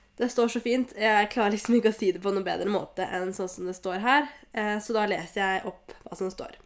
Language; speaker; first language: Norwegian; native; Norwegian